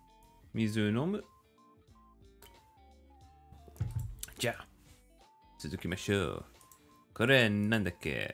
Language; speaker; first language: Japanese; non-native, learner; English